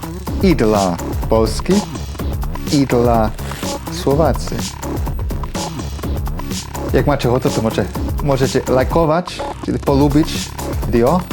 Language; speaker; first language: Polish; non-native, fluent; English